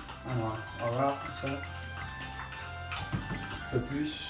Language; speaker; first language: French; non-native, learner; Spanish